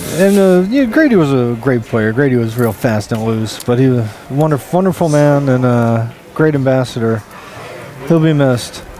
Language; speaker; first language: English; native; English